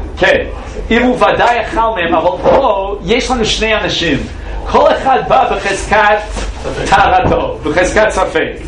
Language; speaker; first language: Hebrew; non-native, fluent; English